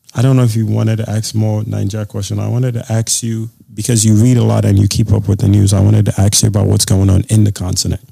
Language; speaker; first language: English; non-native, local second language; Yoruba